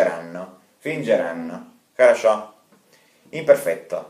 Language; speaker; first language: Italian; non-native, fluent; Russian